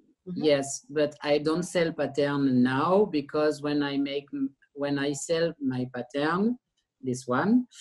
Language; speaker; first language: English; non-native, learner; French